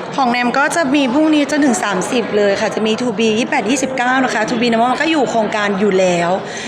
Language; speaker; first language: Thai; native; Thai